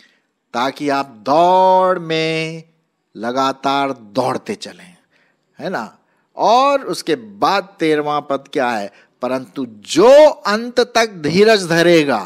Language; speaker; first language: Hindi; non-native, local second language; Marathi